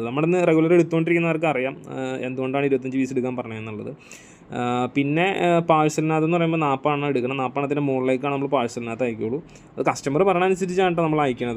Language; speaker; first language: Malayalam; native; Malayalam